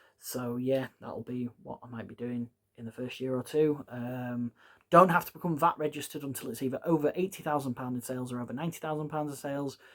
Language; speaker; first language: English; native; English